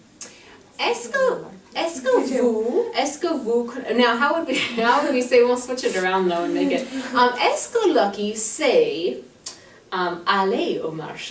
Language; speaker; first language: French; non-native, fluent; English